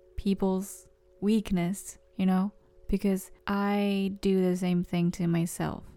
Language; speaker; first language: English; non-native, fluent; Japanese